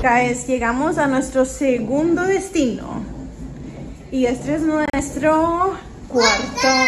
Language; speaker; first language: Spanish; early bilingual, heritage; Spanish